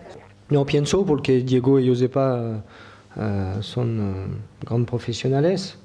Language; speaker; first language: Spanish; non-native, learner; French